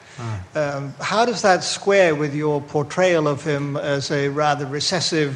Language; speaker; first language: English; native; English